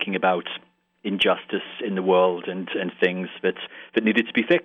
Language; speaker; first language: English; native; English